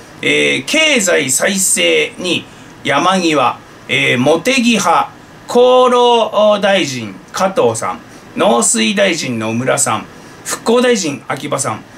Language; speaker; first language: Japanese; native; Japanese